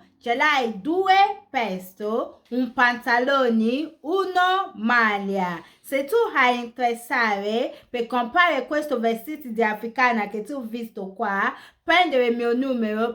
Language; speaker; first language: Italian; non-native, learner; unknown